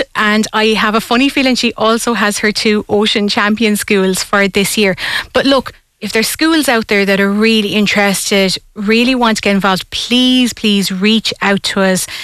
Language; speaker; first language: English; native; English